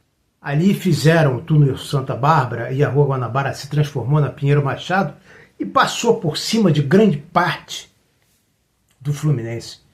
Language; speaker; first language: Portuguese; native; Portuguese